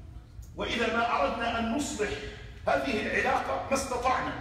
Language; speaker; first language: Arabic; native; Arabic